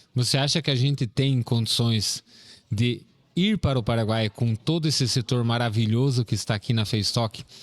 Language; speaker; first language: Portuguese; native; Portuguese